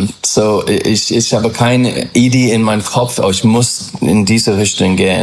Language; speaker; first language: German; non-native, learner; English